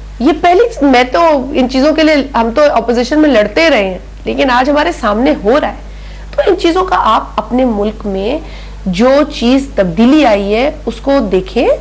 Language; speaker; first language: Urdu; non-native, local second language; Sindhi